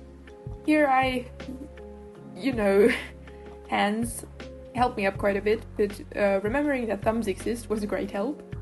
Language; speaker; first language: English; non-native, fluent; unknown